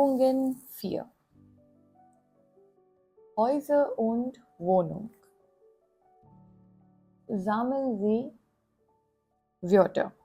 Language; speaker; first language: German; non-native, fluent; Gujarati